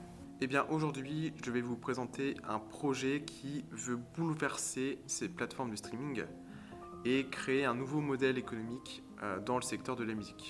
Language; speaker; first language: French; native; French